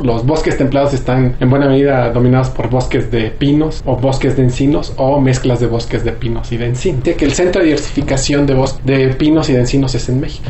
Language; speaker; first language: Spanish; native; Spanish